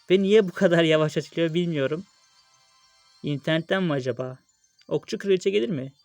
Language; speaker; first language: Turkish; native; Turkish